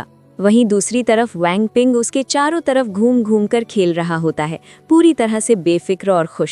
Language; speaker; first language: Hindi; native; Hindi